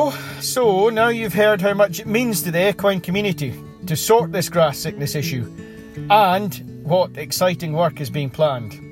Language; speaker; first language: English; native; English